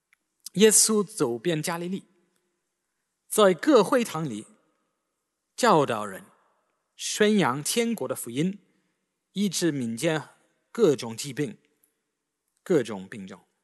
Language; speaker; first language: Chinese; native; Chinese